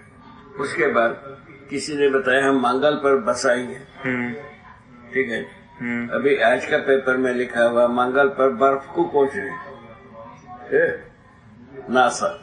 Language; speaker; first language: Hindi; non-native, local second language; Kannada